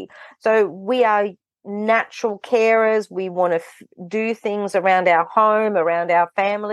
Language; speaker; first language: English; native; English